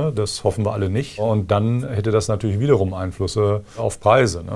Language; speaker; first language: German; native; German